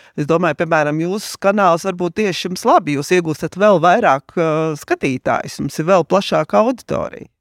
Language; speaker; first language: Latvian; native; Latvian